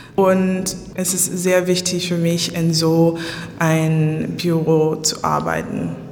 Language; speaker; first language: German; non-native, fluent; English